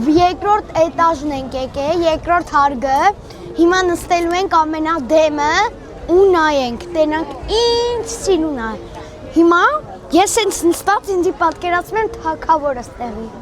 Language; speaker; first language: Armenian; early bilingual, heritage; Armenian